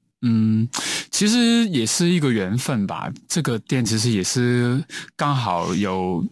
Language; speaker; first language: Chinese; non-native, local second language; Cantonese